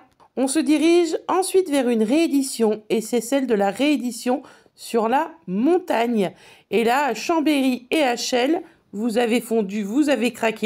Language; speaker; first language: French; native; French